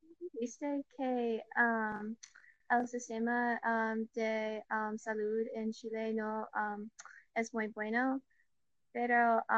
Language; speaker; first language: Spanish; non-native, learner; English